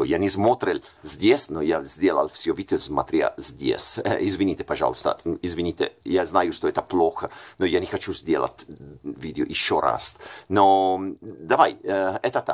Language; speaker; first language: Russian; non-native, fluent; Italian